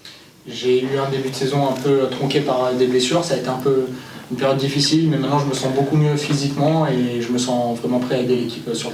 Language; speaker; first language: French; native; French